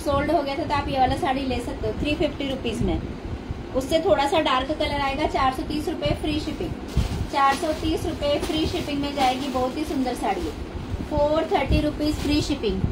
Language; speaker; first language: Hindi; non-native, local second language; Marathi